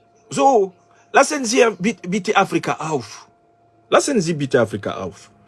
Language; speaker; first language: German; non-native, learner; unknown